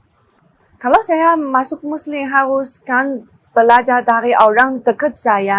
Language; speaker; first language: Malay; non-native, learner; Chinese